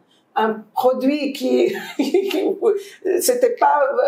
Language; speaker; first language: French; non-native, fluent; Arabic